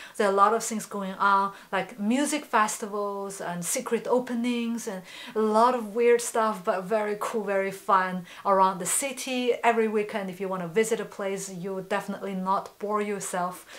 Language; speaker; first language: English; non-native, fluent; Chinese